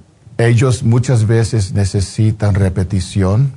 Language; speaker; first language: Spanish; non-native, fluent; English